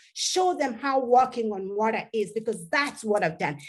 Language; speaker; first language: English; non-native, local second language; Masai